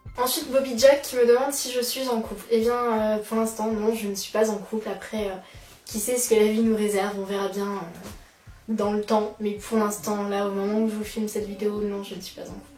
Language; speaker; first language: French; native; French